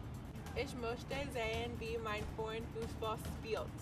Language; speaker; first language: German; non-native, learner; English